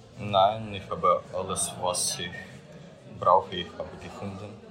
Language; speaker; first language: German; non-native, learner; Ukrainian